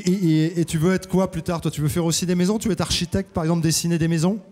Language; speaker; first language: French; native; French